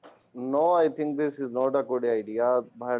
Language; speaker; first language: English; non-native, learner; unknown